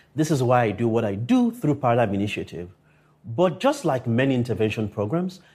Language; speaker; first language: English; non-native, local second language; Yoruba